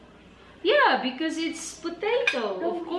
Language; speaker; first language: English; non-native, learner; Filipino